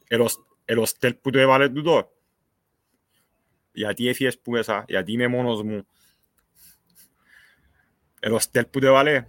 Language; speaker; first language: Greek; native; Greek